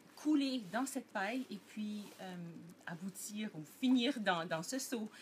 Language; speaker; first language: French; early bilingual, heritage; French